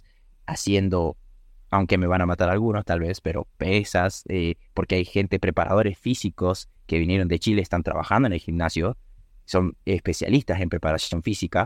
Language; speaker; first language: Spanish; native; Spanish